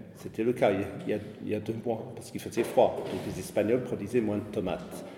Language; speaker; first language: French; non-native, fluent; English